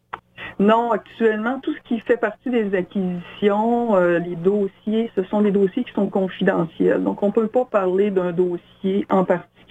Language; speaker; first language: French; native; French